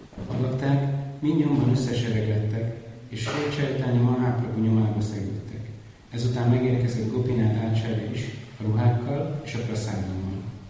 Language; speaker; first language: Hungarian; native; Hungarian